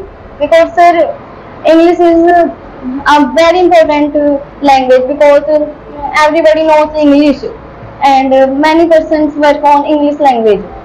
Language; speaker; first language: English; non-native, learner; Hindi